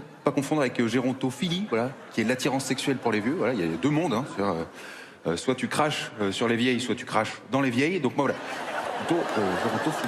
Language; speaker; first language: French; native; French